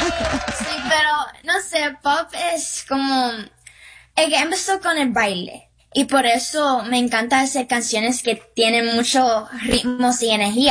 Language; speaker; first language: Spanish; early bilingual, heritage; Spanish